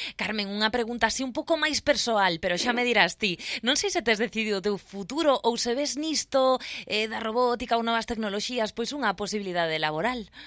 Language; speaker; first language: Galician; native; Galician